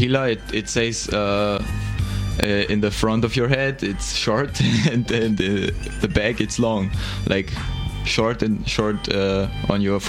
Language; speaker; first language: English; non-native, fluent; German